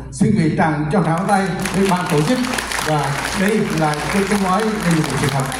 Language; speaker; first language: Vietnamese; native; Vietnamese